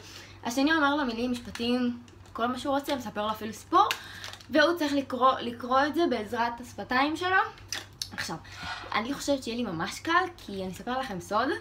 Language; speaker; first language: Hebrew; native; Hebrew